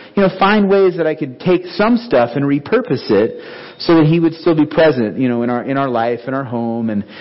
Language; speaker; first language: English; native; English